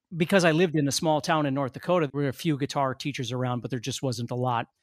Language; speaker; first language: English; native; English